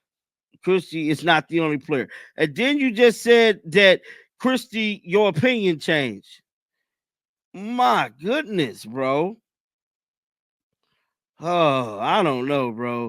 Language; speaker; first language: English; native; English